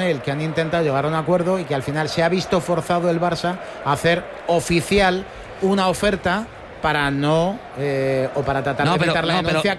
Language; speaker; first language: Spanish; native; Spanish